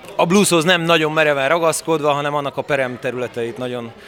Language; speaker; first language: Hungarian; native; Hungarian